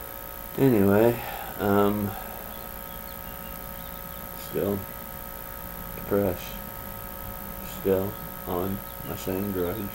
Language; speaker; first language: English; native; English